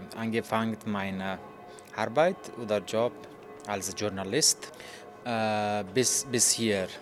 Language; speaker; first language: German; non-native, learner; Persian